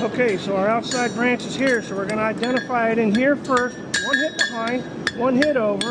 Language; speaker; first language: English; native; English